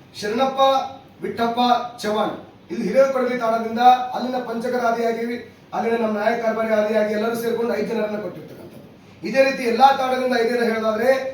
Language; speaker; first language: Kannada; non-native, local second language; Lambadi